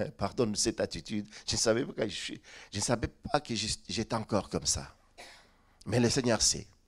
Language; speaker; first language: French; non-native, local second language; Lingala